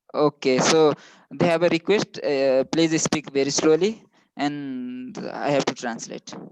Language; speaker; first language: English; non-native, local second language; Nepali